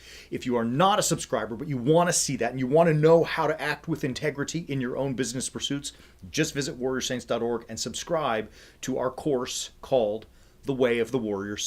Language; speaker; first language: English; native; English